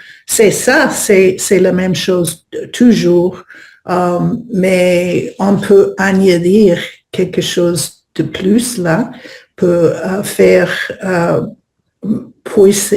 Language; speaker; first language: French; non-native, learner; Spanish